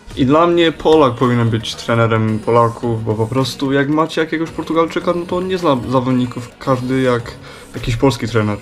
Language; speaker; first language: Polish; early bilingual, heritage; Polish